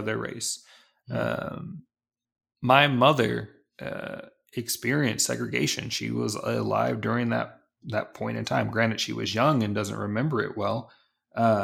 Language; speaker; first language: English; native; English